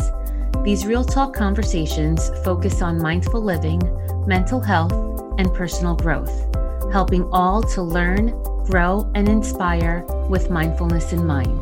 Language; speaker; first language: English; early bilingual, other home language; Spanish